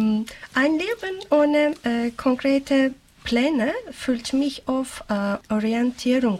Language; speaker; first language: German; non-native, learner; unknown